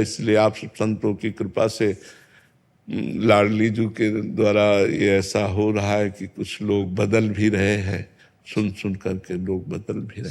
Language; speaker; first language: Hindi; native; Hindi